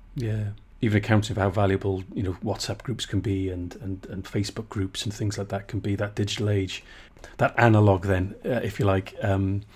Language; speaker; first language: English; native; English